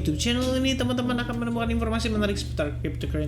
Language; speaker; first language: Indonesian; native; Indonesian